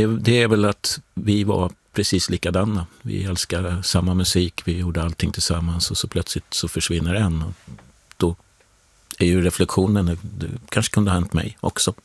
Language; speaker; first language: Swedish; native; Swedish